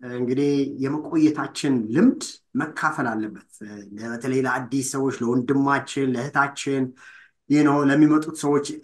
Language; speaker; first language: Amharic; native; Amharic